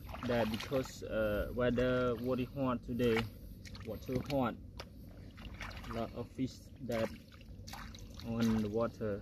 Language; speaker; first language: English; non-native, learner; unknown